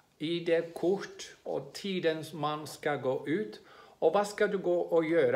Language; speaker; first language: Swedish; non-native, fluent; Greek